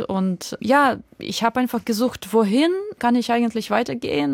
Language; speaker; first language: German; non-native, fluent; Ukrainian